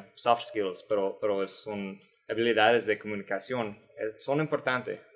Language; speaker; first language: Spanish; non-native, learner; English